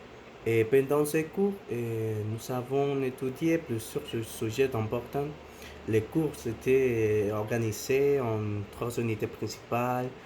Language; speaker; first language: French; non-native, learner; Spanish